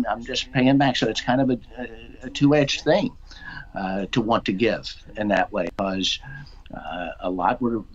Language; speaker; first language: English; native; English